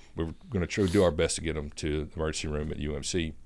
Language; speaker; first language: English; native; English